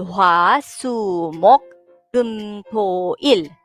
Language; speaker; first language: Korean; non-native, fluent; Filipino